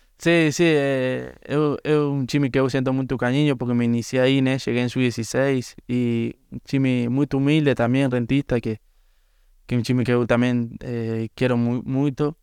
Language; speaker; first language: Portuguese; non-native, learner; Spanish